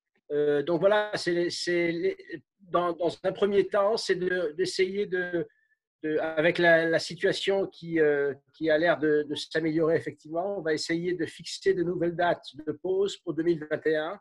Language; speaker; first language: French; native; French